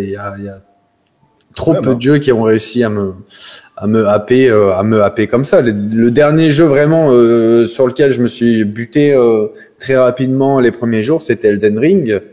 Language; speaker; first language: French; native; French